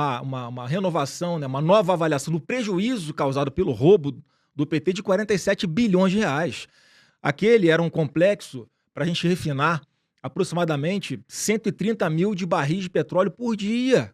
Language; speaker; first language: Portuguese; native; Portuguese